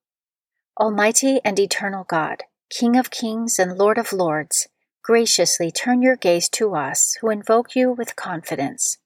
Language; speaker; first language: English; native; English